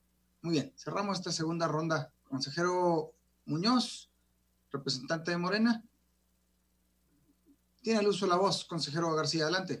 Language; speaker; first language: Spanish; native; Spanish